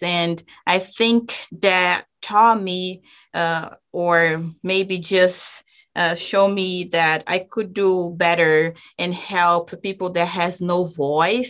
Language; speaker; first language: English; non-native, fluent; Portuguese